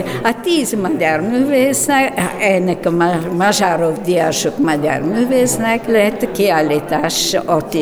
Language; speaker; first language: Hungarian; non-native, fluent; Bulgarian